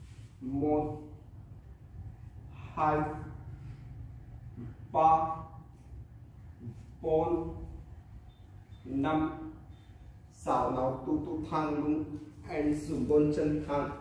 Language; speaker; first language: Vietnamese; non-native, learner; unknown